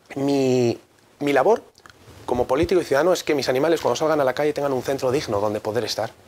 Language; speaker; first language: Spanish; native; Spanish